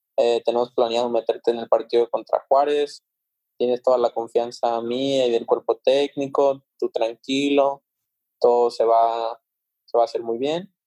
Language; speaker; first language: Spanish; native; Spanish